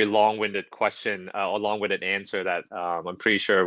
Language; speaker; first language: English; non-native, local second language; Cantonese